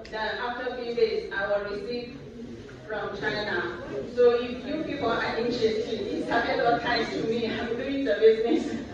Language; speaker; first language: English; non-native, learner; Chinese